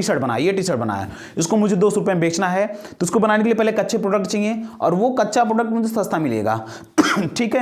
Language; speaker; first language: Hindi; native; Hindi